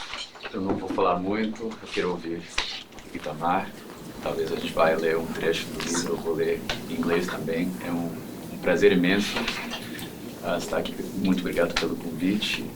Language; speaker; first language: Portuguese; non-native, fluent; English